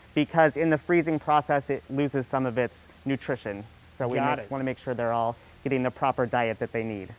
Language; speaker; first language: English; native; English